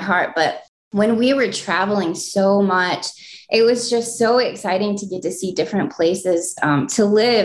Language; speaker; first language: English; native; English